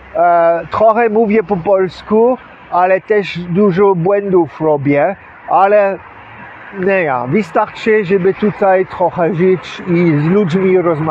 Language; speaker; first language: Polish; non-native, learner; French